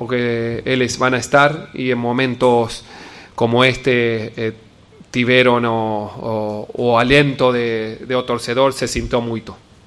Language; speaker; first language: Portuguese; non-native, learner; Spanish